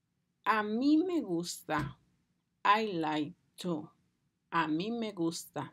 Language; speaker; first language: Spanish; non-native, learner; English